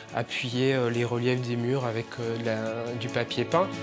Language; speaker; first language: French; native; French